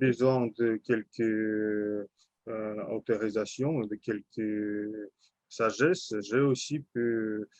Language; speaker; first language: French; non-native, learner; Russian